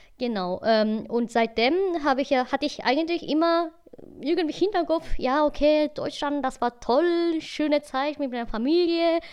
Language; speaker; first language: German; non-native, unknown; Japanese